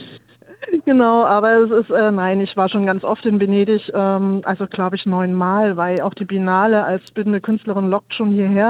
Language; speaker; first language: German; native; German